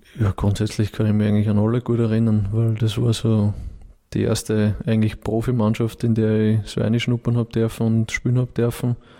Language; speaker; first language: German; native; German